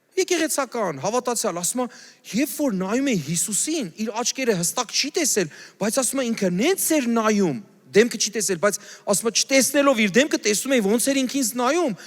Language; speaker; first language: Armenian; native; Armenian